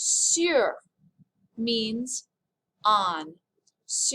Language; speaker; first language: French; non-native, fluent; English